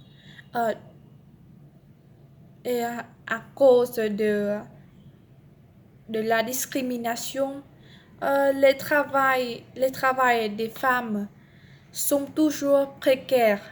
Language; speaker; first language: French; non-native, learner; Vietnamese